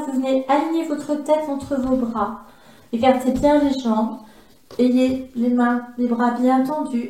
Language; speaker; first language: French; native; French